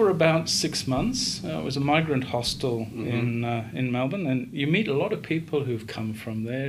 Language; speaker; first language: English; native; English